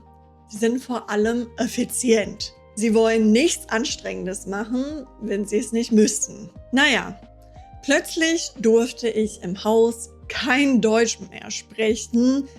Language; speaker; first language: German; non-native, fluent; English